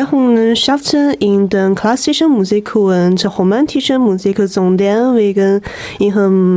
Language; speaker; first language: German; non-native, learner; Chinese